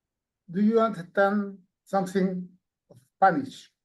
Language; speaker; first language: English; non-native, learner; Spanish